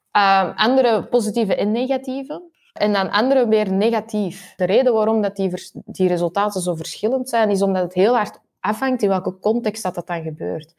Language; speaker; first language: Dutch; native; Dutch